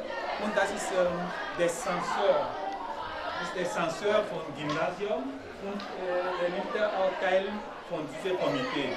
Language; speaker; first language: German; non-native, learner; French